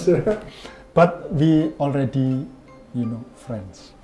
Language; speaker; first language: English; non-native, fluent; Indonesian